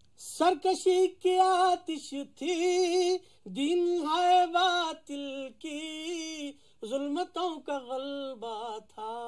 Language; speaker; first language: Hindi; non-native, local second language; Urdu